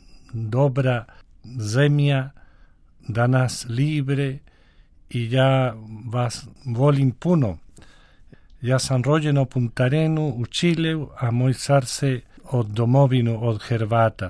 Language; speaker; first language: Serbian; early bilingual, heritage; Spanish